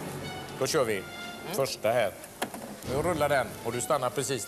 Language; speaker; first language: Swedish; native; Swedish